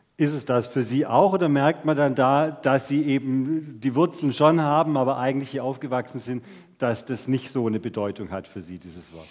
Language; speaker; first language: German; native; German